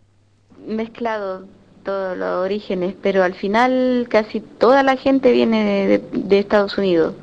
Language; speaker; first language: Spanish; non-native, fluent; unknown